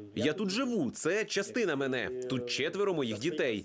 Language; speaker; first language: Ukrainian; non-native, fluent; Arabic